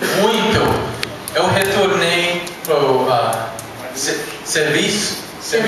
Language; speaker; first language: Portuguese; non-native, learner; English